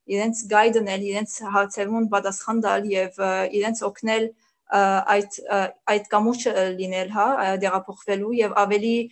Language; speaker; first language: Armenian; early bilingual, heritage; Armenian